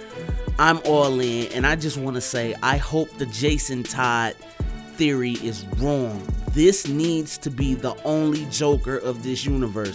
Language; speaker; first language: English; native; English